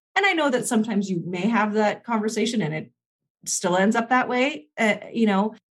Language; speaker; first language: English; native; English